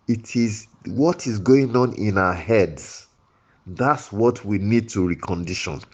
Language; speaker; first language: English; non-native, local second language; Yoruba